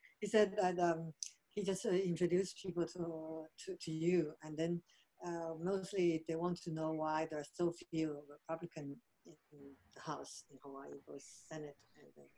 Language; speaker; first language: English; non-native, fluent; Chinese